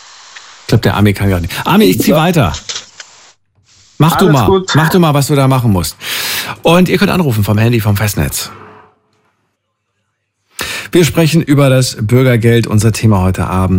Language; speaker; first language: German; native; German